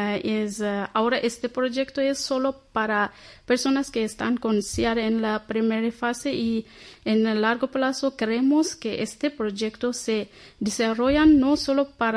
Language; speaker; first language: Spanish; non-native, learner; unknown